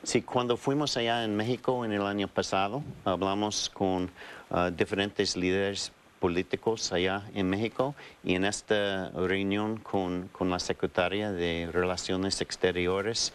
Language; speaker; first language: Spanish; non-native, fluent; English